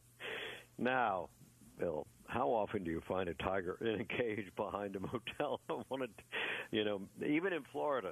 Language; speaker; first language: English; native; English